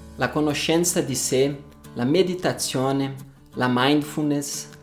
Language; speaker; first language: Italian; non-native, fluent; Portuguese